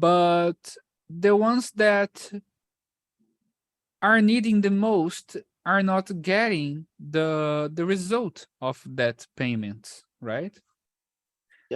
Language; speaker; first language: English; non-native, fluent; Portuguese